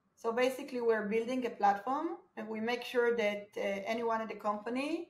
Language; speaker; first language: English; non-native, fluent; Hebrew